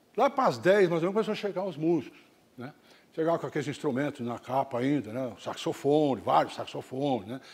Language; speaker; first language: Portuguese; native; Portuguese